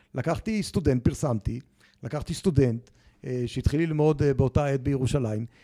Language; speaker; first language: Hebrew; native; Hebrew